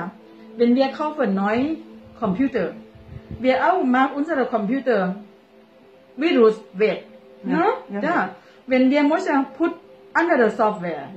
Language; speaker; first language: German; non-native, learner; Thai